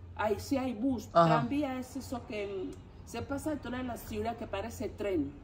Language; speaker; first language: Spanish; non-native, fluent; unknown